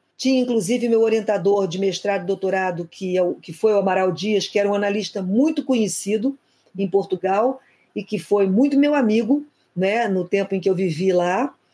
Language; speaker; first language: Portuguese; native; Portuguese